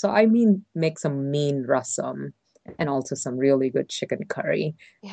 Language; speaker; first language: English; non-native, local second language; Tamil